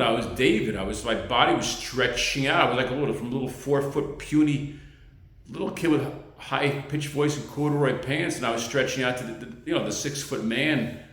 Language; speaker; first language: English; native; English